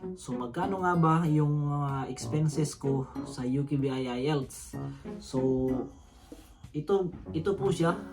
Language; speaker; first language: Filipino; non-native, local second language; Cebuano